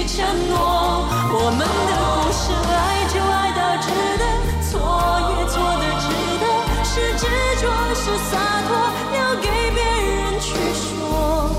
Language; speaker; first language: Chinese; native; Chinese